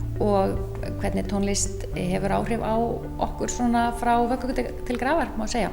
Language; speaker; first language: Icelandic; native; Icelandic